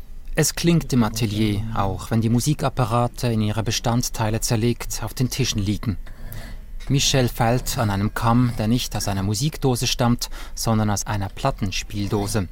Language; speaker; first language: German; native; German